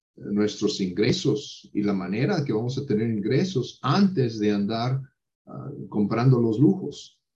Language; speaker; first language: Spanish; non-native, fluent; English